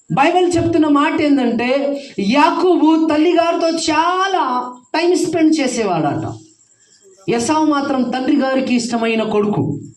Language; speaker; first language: Telugu; non-native, fluent; Hindi